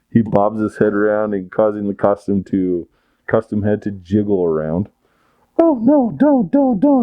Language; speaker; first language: English; native; English